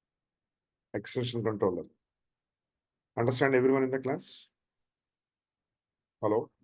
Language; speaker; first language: English; non-native, local second language; Telugu